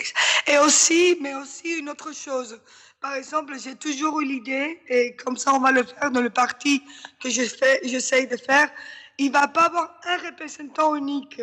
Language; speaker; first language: French; non-native, fluent; Spanish